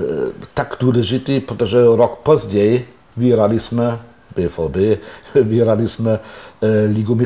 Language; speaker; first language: Czech; non-native, fluent; German